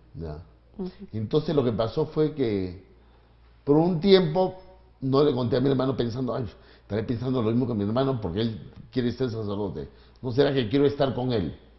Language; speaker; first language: Spanish; native; Spanish